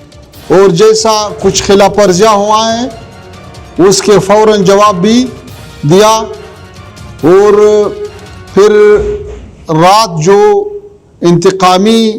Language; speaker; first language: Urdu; non-native, fluent; Pashto